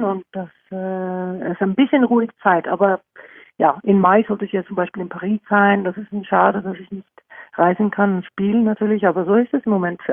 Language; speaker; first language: German; non-native, fluent; Norwegian